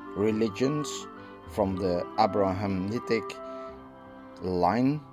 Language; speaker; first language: English; non-native, fluent; Dutch